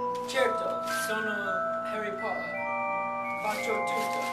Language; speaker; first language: Italian; non-native, learner; English